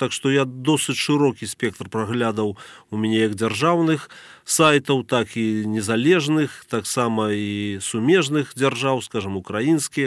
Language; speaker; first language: Belarusian; native; Belarusian